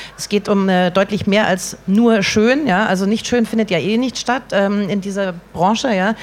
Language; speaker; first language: German; native; German